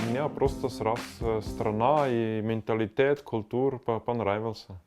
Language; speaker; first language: Russian; non-native, learner; German